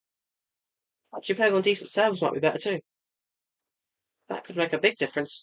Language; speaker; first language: English; native; English